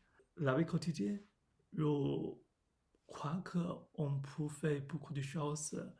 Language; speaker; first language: French; non-native, learner; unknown